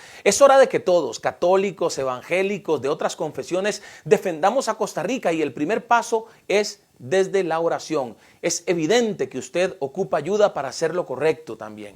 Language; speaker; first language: Spanish; native; Spanish